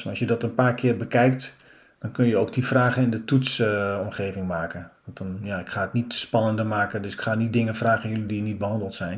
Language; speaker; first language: Dutch; native; Dutch